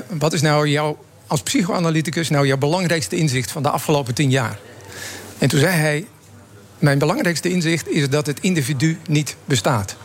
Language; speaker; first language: Dutch; native; Dutch